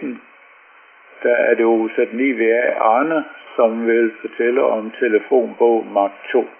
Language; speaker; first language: Danish; native; Danish